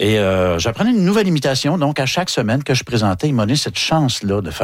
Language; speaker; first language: French; native; French